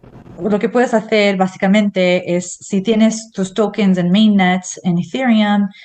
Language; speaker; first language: Spanish; non-native, fluent; English